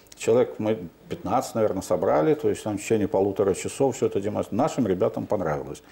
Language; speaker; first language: Russian; native; Russian